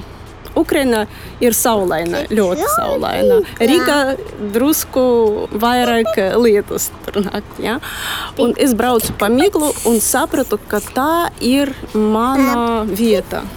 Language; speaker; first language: Latvian; non-native, learner; Russian